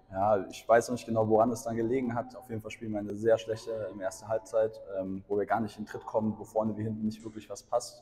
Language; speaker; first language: German; native; German